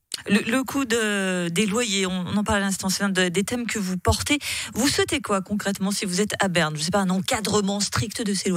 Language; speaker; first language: French; native; French